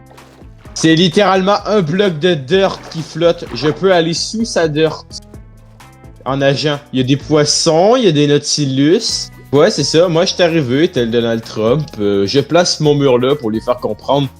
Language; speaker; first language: French; native; French